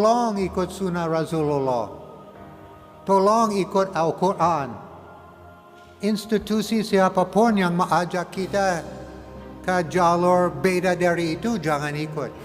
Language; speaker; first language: Indonesian; non-native, learner; English